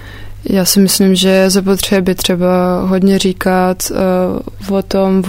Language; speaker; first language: Czech; non-native, fluent; Russian